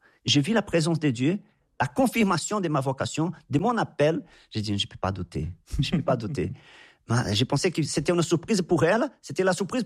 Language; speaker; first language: French; non-native, fluent; Portuguese